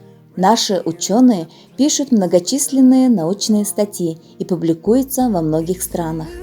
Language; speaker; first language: Russian; non-native, fluent; Mongolian